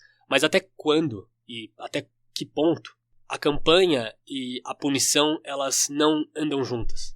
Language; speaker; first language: Portuguese; native; Portuguese